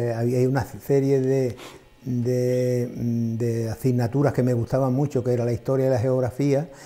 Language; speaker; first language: Spanish; native; Spanish